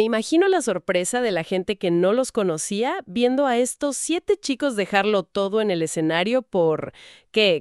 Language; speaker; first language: Spanish; native; Spanish